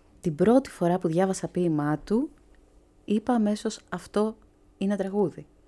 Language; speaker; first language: Greek; early bilingual, heritage; Greek